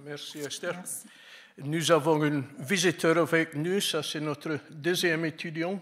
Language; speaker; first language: French; non-native, fluent; English